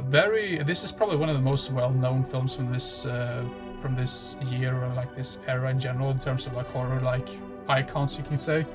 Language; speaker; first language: English; non-native, fluent; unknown